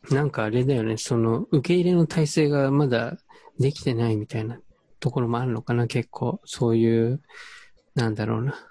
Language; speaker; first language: Japanese; native; Japanese